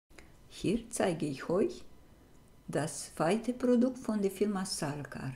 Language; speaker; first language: German; non-native, fluent; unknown